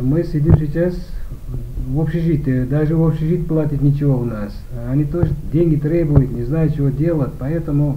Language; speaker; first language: Russian; non-native, learner; Uzbek